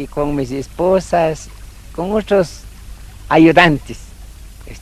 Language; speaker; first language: Spanish; non-native, local second language; Quechua